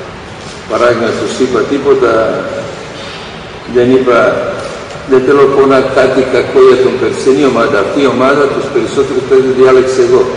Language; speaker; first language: Greek; non-native, fluent; Serbian